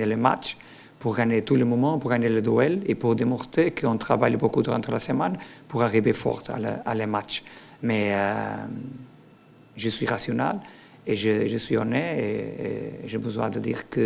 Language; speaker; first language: French; non-native, learner; Portuguese